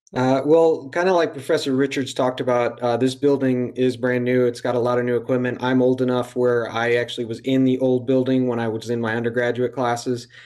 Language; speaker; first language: English; native; English